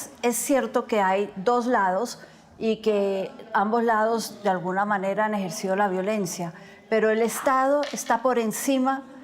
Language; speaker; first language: Spanish; native; Spanish